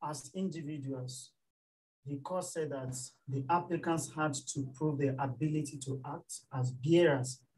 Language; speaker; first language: English; non-native, local second language; Yoruba